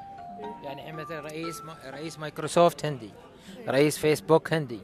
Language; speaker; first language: Arabic; native; Arabic